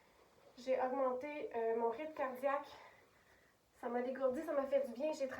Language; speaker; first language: French; native; French